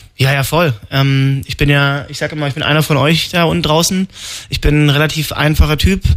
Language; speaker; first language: German; native; German